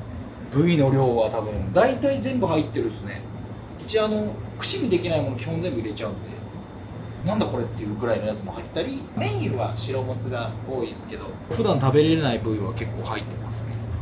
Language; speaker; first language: Japanese; native; Japanese